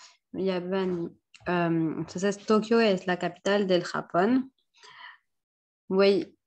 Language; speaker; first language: Spanish; non-native, learner; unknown